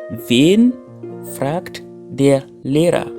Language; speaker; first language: German; non-native, fluent; French